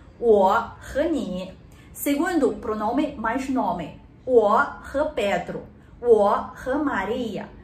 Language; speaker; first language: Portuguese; non-native, learner; Chinese